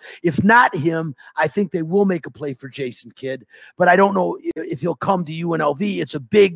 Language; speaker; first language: English; native; English